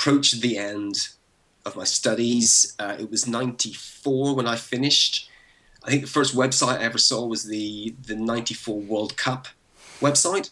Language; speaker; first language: English; native; English